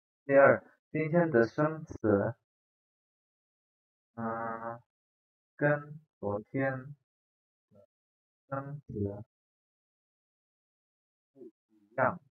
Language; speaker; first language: Chinese; non-native, fluent; Indonesian